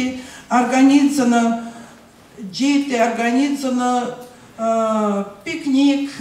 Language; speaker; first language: Italian; non-native, learner; Russian